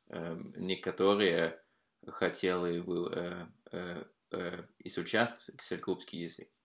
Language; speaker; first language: Russian; non-native, fluent; Norwegian